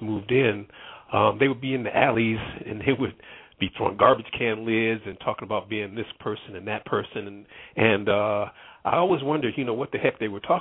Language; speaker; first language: English; native; English